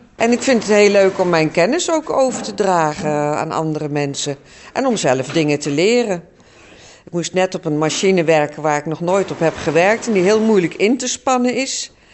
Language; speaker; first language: Dutch; native; Dutch